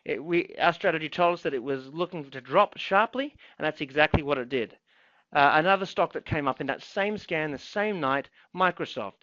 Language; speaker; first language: English; native; English